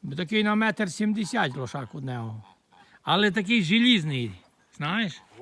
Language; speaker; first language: Ukrainian; native; Ukrainian